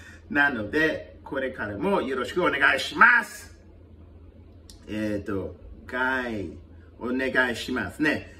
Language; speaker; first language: Japanese; non-native, fluent; English